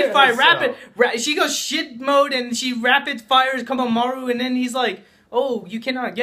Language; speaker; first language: English; native; English